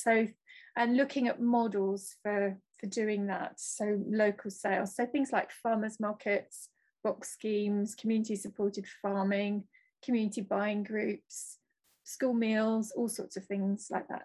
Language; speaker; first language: English; native; English